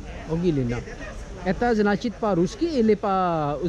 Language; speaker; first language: Russian; non-native, learner; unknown